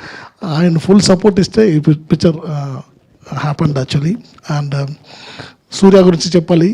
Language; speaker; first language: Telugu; non-native, learner; Tamil